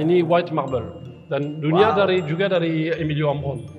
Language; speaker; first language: Indonesian; non-native, fluent; French